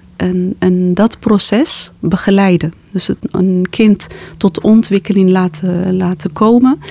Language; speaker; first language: Dutch; non-native, fluent; Arabic